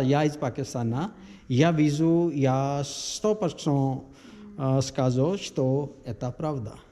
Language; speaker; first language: Russian; non-native, learner; Urdu